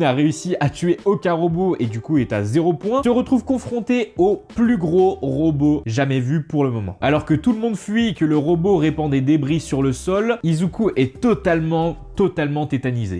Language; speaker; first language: French; native; French